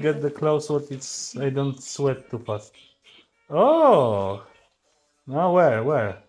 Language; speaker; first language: English; non-native, learner; Polish